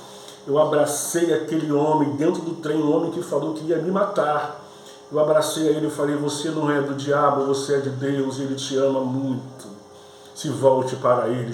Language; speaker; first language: Portuguese; native; Portuguese